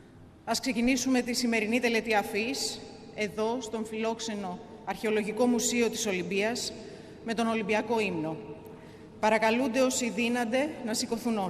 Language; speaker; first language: Greek; native; Greek